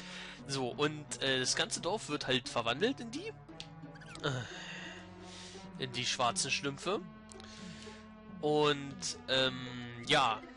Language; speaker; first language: German; native; German